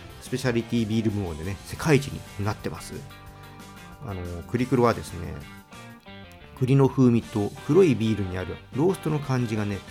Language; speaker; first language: Japanese; native; Japanese